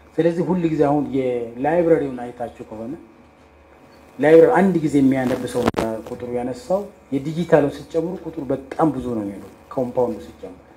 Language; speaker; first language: Amharic; non-native, local second language; Oromo